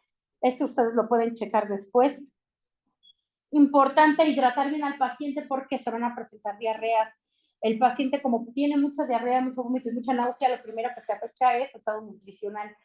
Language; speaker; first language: Spanish; native; Spanish